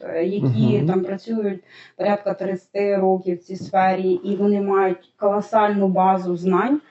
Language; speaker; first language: Ukrainian; native; Ukrainian